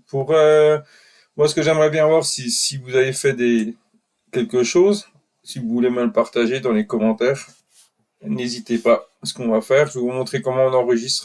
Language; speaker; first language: French; native; French